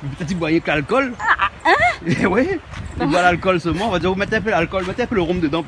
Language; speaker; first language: French; native; French